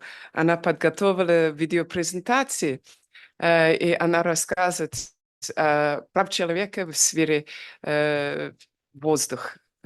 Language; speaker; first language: Russian; non-native, fluent; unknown